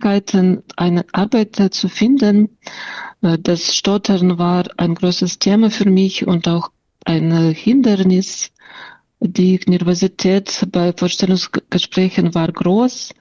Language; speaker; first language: German; non-native, fluent; Russian